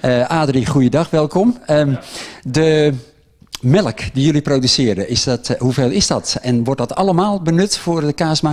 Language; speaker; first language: Dutch; native; Dutch